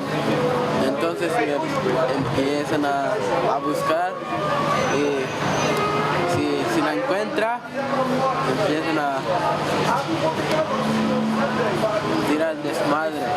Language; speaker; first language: Spanish; non-native, local second language; Tzotzil